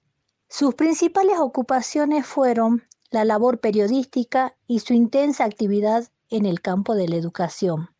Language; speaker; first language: Spanish; native; Spanish